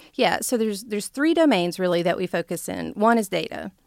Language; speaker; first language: English; native; English